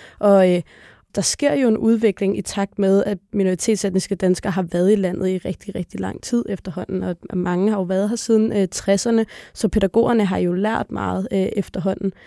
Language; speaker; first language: Danish; early bilingual, other home language; Arabic